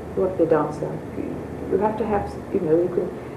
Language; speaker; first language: English; native; English